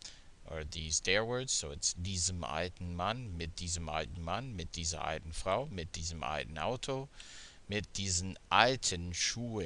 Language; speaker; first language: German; non-native, fluent; English